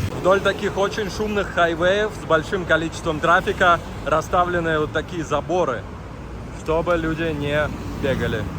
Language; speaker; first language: Russian; native; Russian